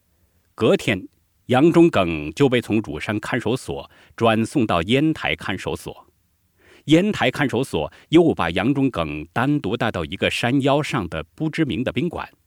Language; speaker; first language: Chinese; native; Chinese